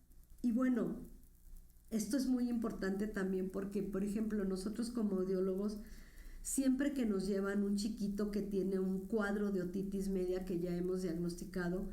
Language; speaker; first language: Spanish; native; Spanish